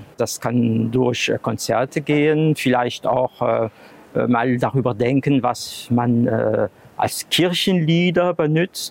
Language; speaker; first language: German; non-native, fluent; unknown